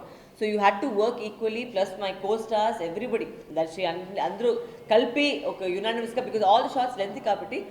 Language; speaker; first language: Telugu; non-native, local second language; Tamil